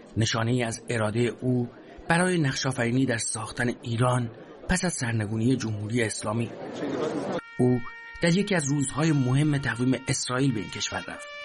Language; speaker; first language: Persian; native; Persian